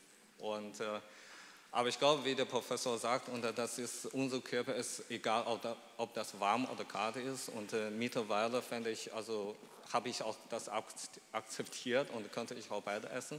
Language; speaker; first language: German; non-native, fluent; Chinese